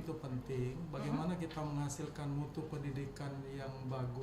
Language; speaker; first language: Indonesian; native; Indonesian